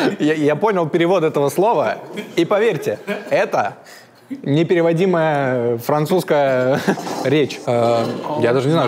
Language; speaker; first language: Russian; native; Russian